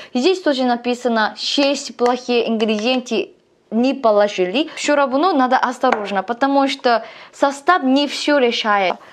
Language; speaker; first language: Russian; non-native, learner; Korean